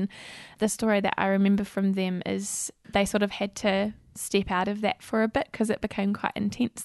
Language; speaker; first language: English; native; English